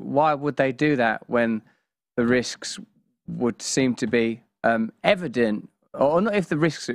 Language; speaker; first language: English; native; English